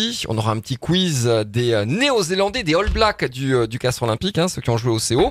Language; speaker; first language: French; native; French